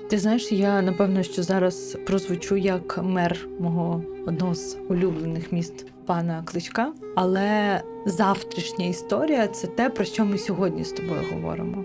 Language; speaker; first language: Ukrainian; non-native, local second language; Crimean Tatar